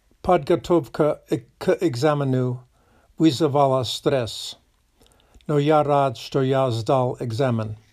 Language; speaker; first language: Russian; non-native, learner; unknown